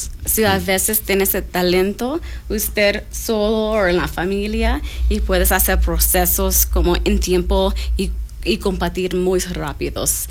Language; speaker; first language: Spanish; non-native, learner; English